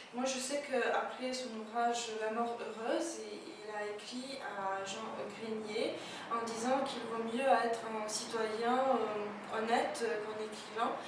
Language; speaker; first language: French; non-native, fluent; Lithuanian